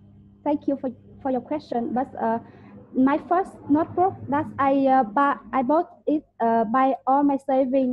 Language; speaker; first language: English; non-native, learner; Vietnamese